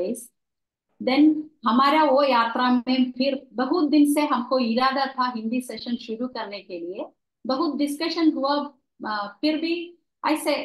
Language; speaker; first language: Hindi; non-native, local second language; Malayalam